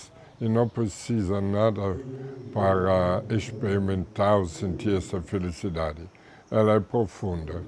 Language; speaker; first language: Portuguese; non-native, fluent; German